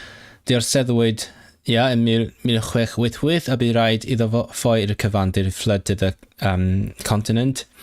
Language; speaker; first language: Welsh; non-native, learner; Cantonese